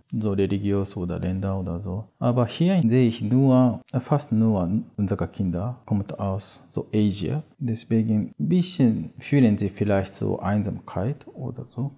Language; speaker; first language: German; non-native, learner; Japanese